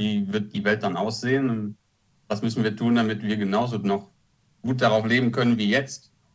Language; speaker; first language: German; native; German